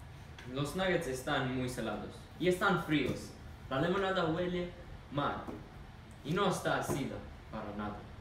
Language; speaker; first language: Spanish; non-native, learner; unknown